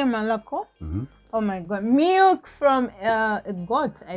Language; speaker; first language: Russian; non-native, learner; English